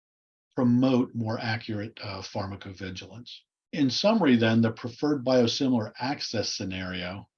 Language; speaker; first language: English; native; English